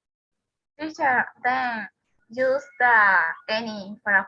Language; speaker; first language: English; non-native, learner; Spanish